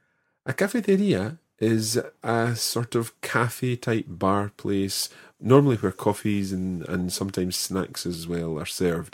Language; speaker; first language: English; native; English